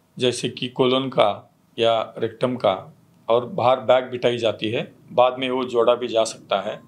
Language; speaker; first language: Hindi; non-native, local second language; Marathi